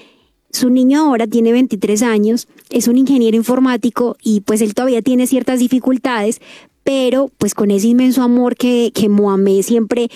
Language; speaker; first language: Spanish; native; Spanish